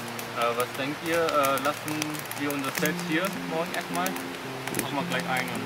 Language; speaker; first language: German; native; German